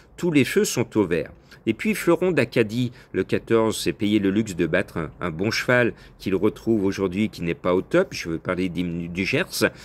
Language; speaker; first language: French; native; French